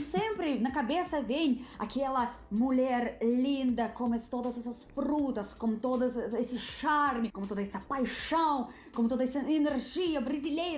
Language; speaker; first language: Portuguese; non-native, fluent; Russian